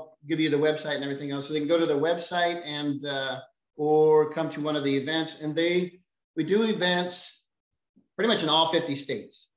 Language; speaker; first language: English; native; English